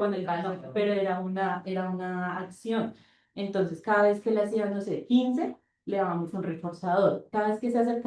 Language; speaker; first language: Spanish; native; Spanish